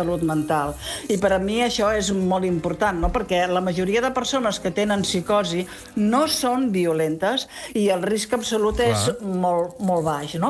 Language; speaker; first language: Catalan; native; Catalan